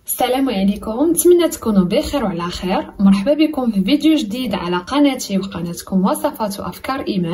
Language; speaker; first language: Arabic; native; Arabic